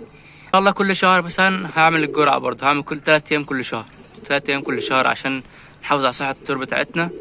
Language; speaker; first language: Arabic; native; Arabic